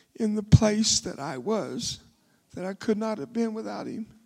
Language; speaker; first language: English; early bilingual, other home language; Spanish